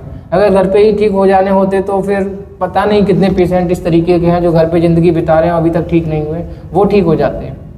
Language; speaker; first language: Hindi; native; Hindi